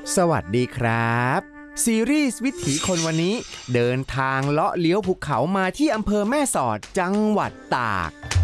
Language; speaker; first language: Thai; native; Thai